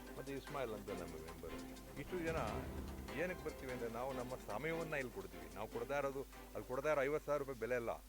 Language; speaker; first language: Kannada; native; Kannada